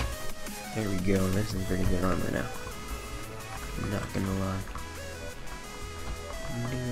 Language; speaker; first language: English; native; English